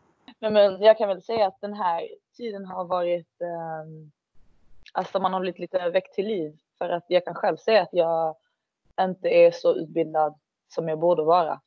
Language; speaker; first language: Swedish; native; Swedish